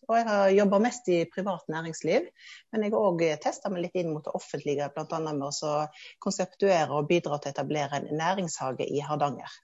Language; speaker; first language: Norwegian; native; Norwegian